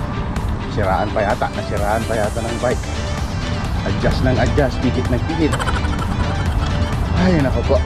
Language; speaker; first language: Filipino; native; Filipino